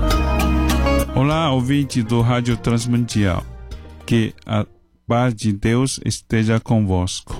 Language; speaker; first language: Portuguese; non-native, fluent; Chinese